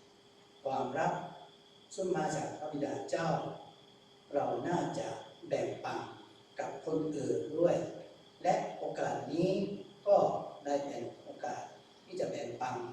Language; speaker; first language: Thai; non-native, local second language; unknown